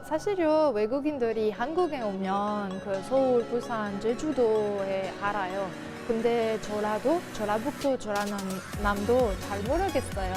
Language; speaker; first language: Korean; non-native, learner; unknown